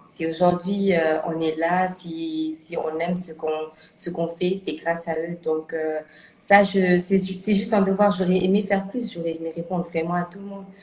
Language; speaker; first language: French; native; French